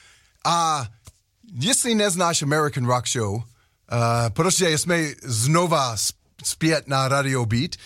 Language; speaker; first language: Czech; non-native, learner; English